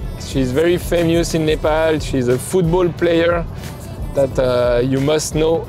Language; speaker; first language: English; non-native, fluent; French